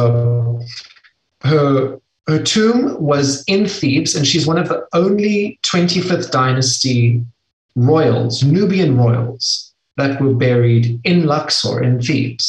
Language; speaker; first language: English; native; English